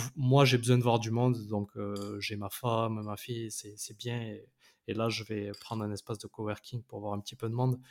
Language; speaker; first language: French; native; French